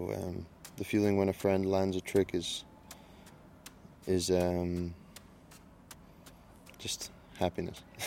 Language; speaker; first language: English; native; English